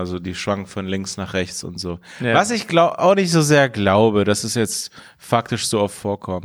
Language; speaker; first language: German; early bilingual, other home language; Persian